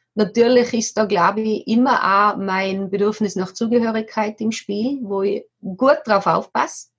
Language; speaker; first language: German; native; German